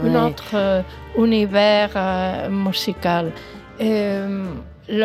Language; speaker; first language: French; non-native, fluent; Spanish